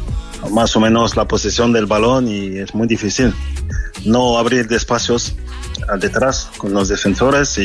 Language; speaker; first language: Spanish; non-native, learner; French